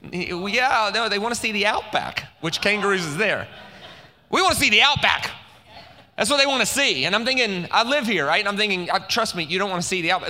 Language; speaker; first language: English; native; English